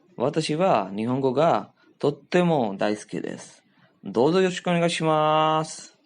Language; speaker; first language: Japanese; non-native, learner; Hindi